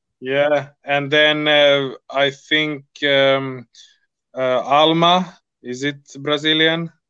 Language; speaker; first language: English; non-native, fluent; Swedish